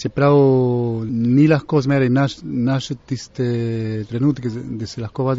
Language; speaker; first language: Slovenian; early bilingual, heritage; Slovenian